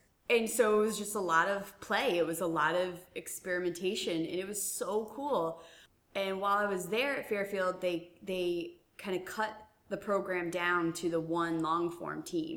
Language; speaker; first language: English; native; English